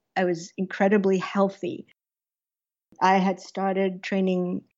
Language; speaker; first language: English; native; English